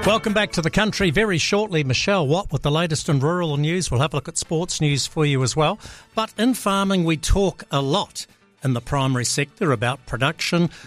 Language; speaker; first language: English; native; English